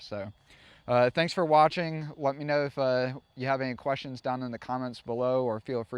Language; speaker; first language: English; native; English